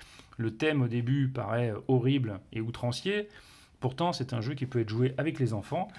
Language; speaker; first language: French; native; French